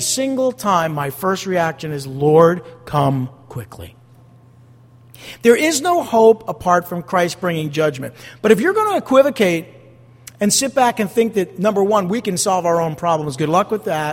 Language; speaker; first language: English; native; English